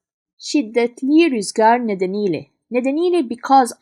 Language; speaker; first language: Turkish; non-native, fluent; Arabic